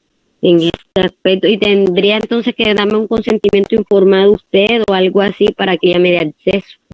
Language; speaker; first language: Spanish; native; Spanish